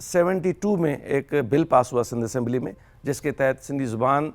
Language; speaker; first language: Urdu; non-native, local second language; Sindhi